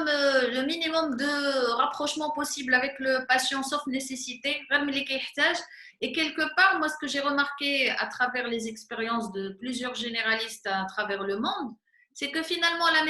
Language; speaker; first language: French; non-native, local second language; Arabic